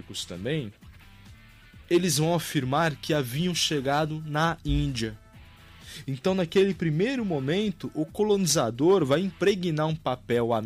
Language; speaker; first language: Portuguese; native; Portuguese